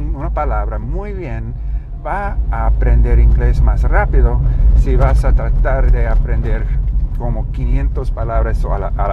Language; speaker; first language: Spanish; non-native, learner; English